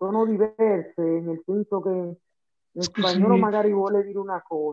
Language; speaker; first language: Italian; non-native, fluent; Spanish